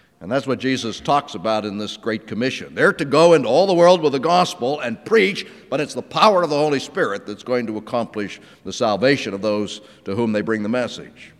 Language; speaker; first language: English; native; English